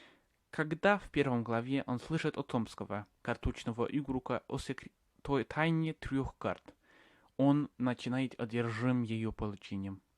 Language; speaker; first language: Russian; non-native, learner; English